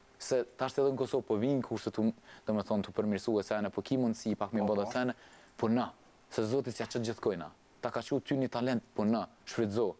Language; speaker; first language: Albanian; early bilingual, heritage; Albanian